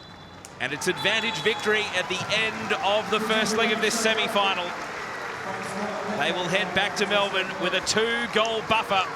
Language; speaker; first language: English; native; English